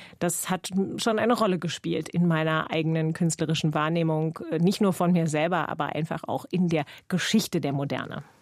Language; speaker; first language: German; non-native, fluent; English